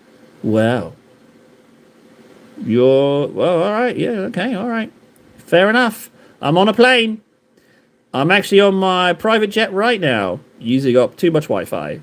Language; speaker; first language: English; native; English